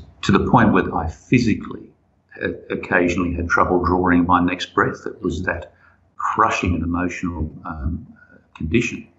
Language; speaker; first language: English; native; English